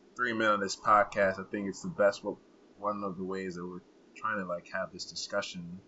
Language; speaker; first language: English; non-native, local second language; Kinyarwanda